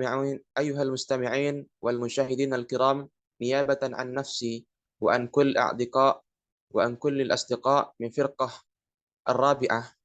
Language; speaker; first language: Arabic; non-native, learner; Indonesian